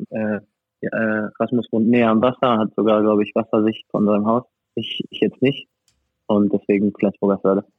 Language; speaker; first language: German; non-native, fluent; French